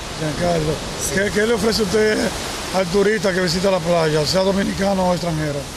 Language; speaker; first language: Spanish; native; Spanish